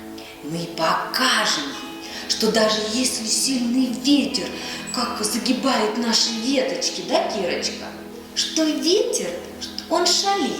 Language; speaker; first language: Russian; native; Russian